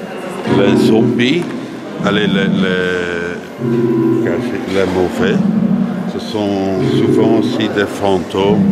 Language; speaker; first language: French; non-native, local second language; Dutch